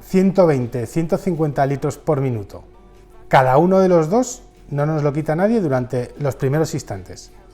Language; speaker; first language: Spanish; native; Spanish